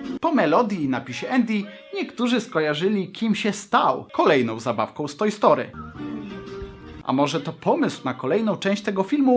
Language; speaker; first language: Polish; native; Polish